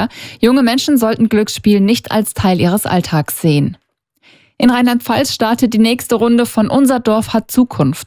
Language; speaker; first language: German; native; German